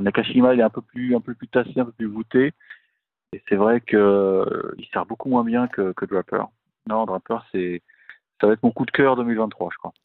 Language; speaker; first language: French; native; French